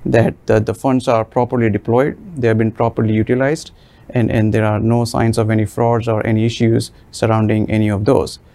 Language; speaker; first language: English; non-native, local second language; Gujarati